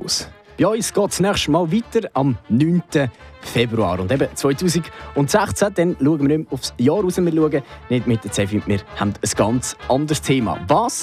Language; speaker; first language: German; native; German